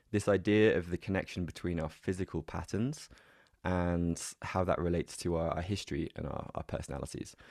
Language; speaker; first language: English; native; English